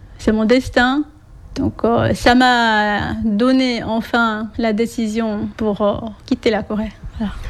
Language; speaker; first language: French; non-native, fluent; Korean